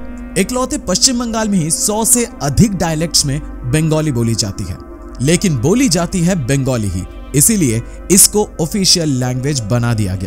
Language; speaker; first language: Hindi; non-native, local second language; Bangla